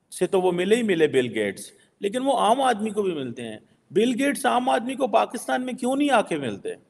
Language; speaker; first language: Urdu; native; Urdu